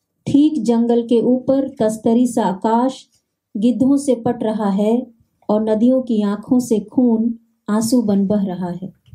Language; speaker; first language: Hindi; non-native, local second language; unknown